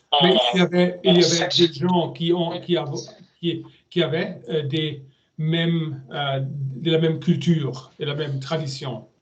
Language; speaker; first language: French; non-native, learner; German